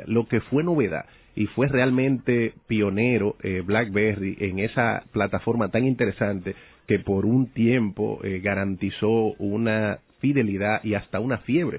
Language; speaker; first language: Spanish; native; Spanish